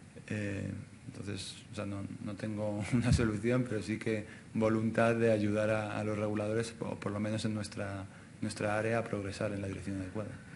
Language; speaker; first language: Spanish; native; Spanish